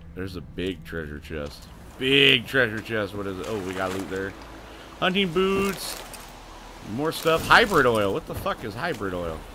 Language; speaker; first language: English; native; English